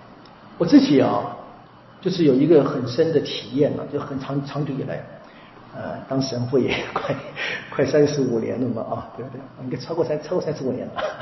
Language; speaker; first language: Chinese; native; Chinese